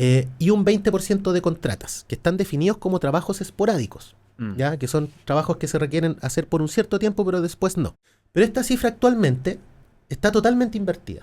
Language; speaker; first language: Spanish; native; Spanish